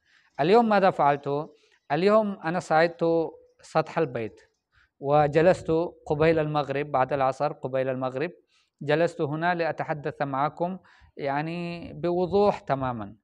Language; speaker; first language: Arabic; non-native, fluent; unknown